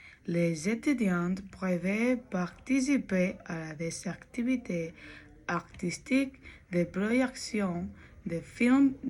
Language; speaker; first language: French; non-native, learner; Spanish